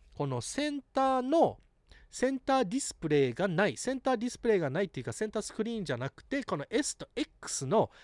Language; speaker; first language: Japanese; early bilingual, heritage; English